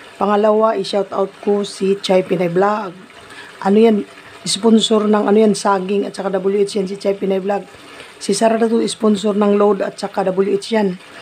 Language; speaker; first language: Filipino; non-native, local second language; Cebuano